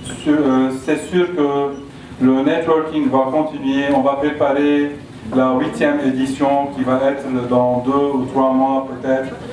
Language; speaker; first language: French; non-native, local second language; Arabic